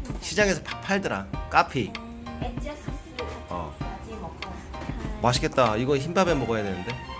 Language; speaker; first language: Korean; native; Korean